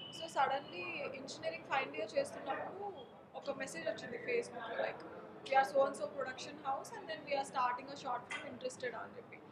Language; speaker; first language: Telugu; non-native, local second language; Marathi